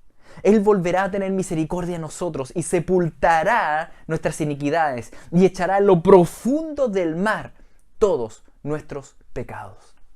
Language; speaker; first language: Spanish; native; Spanish